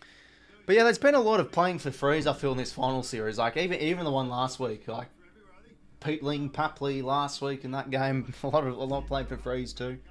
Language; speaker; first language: English; native; English